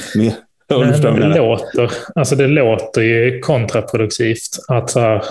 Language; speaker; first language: Swedish; native; Swedish